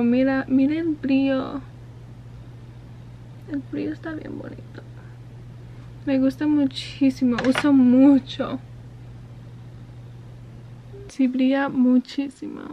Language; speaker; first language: Spanish; early bilingual, heritage; Spanish